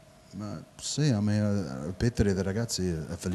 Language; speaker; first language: Italian; non-native, learner; English